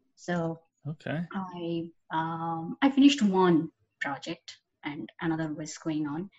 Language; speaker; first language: English; non-native, local second language; Bangla